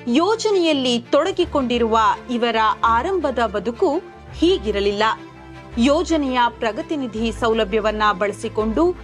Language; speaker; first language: Kannada; native; Kannada